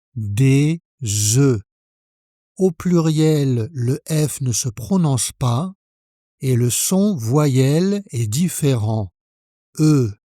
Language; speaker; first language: French; native; French